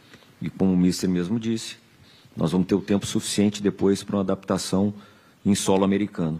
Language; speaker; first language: Portuguese; native; Portuguese